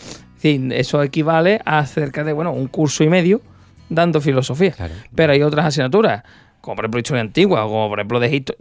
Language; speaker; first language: Spanish; native; Spanish